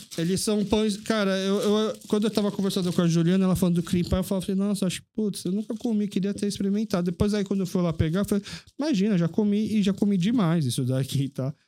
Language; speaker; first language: Portuguese; early bilingual, other home language; Korean